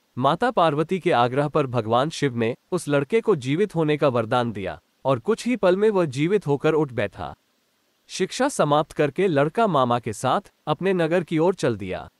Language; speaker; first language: Hindi; non-native, local second language; Gujarati